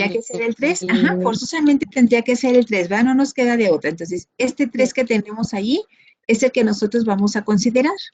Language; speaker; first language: Spanish; native; Spanish